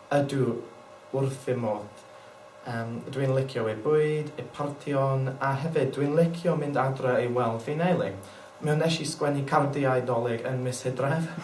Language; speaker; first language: Welsh; non-native, learner; English